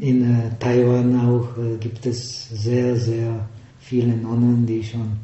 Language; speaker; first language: German; non-native, fluent; Czech